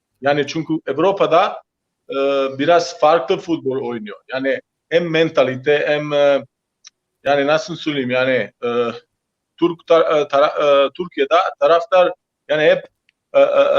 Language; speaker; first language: Turkish; non-native, learner; Croatian